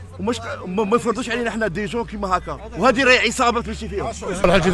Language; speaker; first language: Arabic; native; Arabic